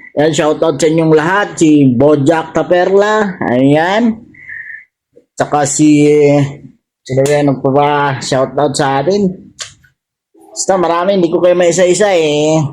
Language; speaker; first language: Filipino; native; Filipino